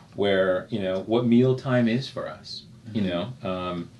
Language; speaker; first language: English; native; English